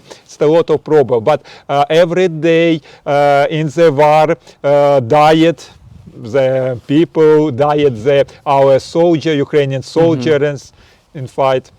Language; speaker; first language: English; non-native, learner; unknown